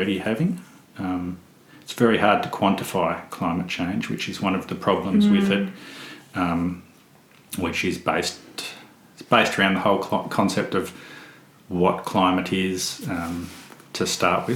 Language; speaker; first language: English; native; English